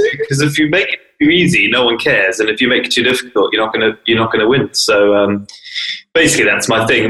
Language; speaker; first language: English; native; English